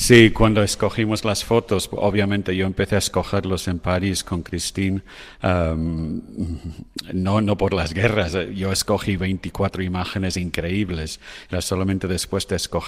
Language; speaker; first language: Spanish; non-native, fluent; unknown